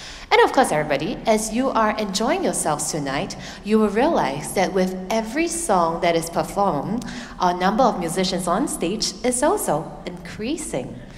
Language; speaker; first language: English; non-native, local second language; Chinese